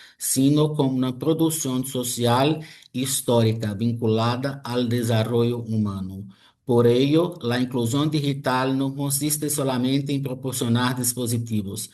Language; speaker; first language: Spanish; non-native, fluent; Portuguese